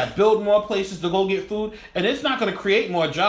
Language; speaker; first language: English; native; English